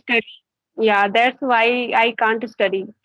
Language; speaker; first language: English; non-native, learner; Hindi